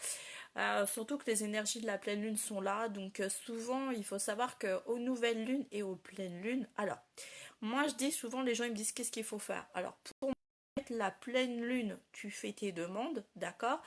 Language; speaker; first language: French; native; French